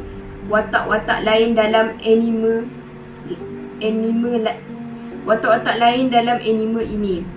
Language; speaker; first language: Malay; native; Malay